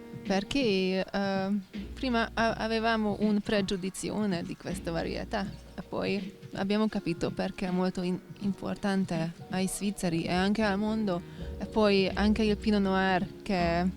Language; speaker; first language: Italian; non-native, fluent; Hungarian